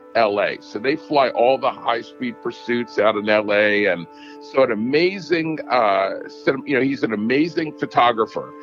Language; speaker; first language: English; native; English